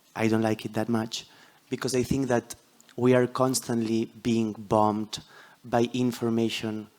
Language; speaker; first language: English; non-native, fluent; Catalan